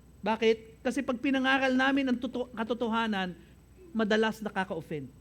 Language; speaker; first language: Filipino; native; Filipino